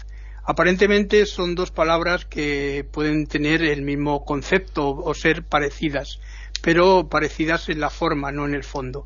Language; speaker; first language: Spanish; native; Spanish